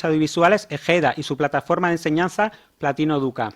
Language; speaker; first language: Spanish; native; Spanish